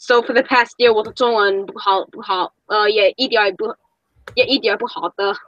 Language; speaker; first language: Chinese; non-native, learner; English